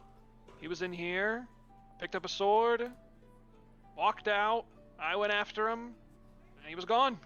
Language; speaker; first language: English; native; English